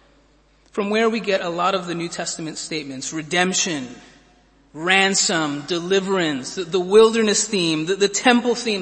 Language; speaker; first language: English; native; English